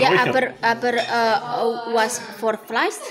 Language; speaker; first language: German; non-native, learner; Indonesian